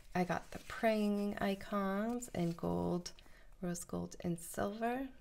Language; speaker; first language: English; native; English